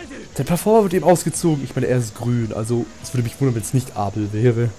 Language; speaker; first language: German; native; German